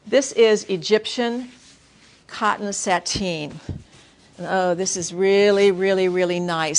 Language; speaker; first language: English; native; English